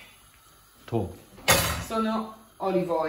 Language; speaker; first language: Japanese; non-native, learner; Italian